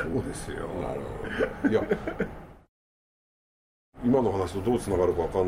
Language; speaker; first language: Japanese; native; Japanese